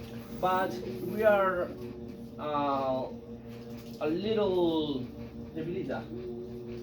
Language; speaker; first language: English; non-native, learner; Spanish